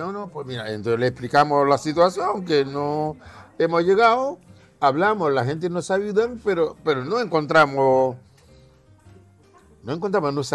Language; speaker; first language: Spanish; non-native, fluent; Haitian Creole